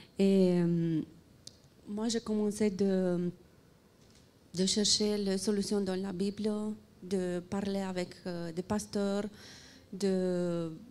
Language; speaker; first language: French; non-native, fluent; Romanian